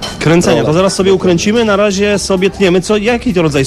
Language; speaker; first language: Polish; native; Polish